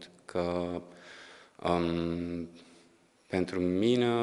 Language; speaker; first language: Romanian; non-native, fluent; German